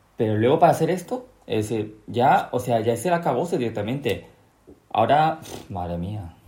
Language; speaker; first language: Spanish; early bilingual, other home language; Korean